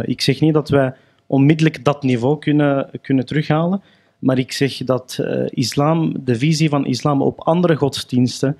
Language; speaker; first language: Dutch; early bilingual, other home language; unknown